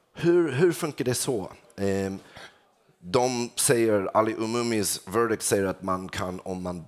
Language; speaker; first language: Swedish; non-native, fluent; English